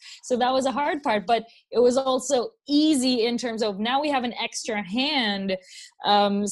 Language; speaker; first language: English; non-native, local second language; Filipino